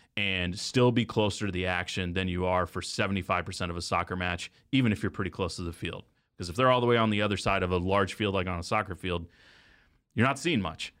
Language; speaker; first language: English; native; English